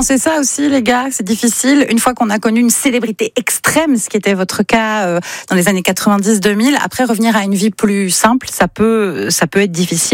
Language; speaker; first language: French; native; French